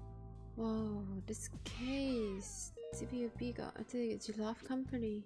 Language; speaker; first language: English; non-native, learner; Japanese